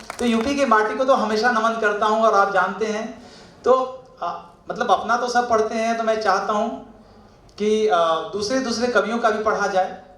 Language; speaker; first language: Hindi; non-native, local second language; Bhojpuri